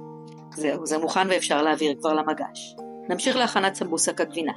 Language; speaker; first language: Hebrew; native; Hebrew